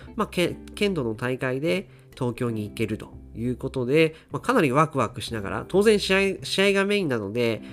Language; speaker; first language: Japanese; native; Japanese